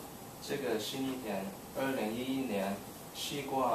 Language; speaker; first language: Chinese; non-native, learner; English